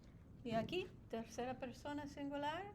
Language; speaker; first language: Spanish; non-native, fluent; English